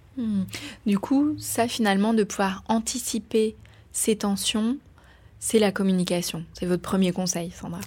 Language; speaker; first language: French; native; French